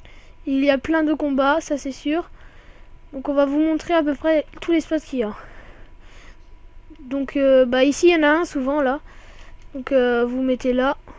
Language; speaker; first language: French; native; French